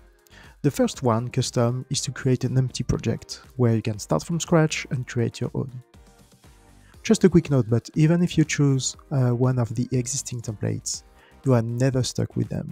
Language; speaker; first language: English; non-native, fluent; French